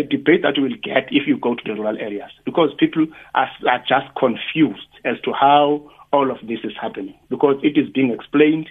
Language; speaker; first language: English; non-native, local second language; Xhosa